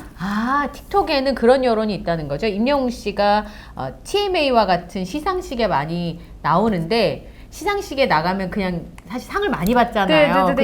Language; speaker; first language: Korean; native; Korean